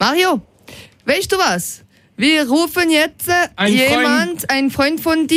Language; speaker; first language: German; non-native, local second language; French